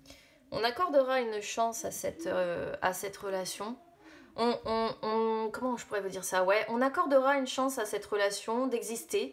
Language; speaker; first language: French; native; French